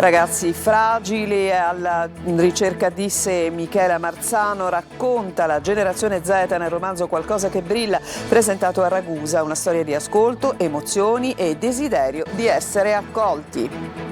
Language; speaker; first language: Italian; native; Italian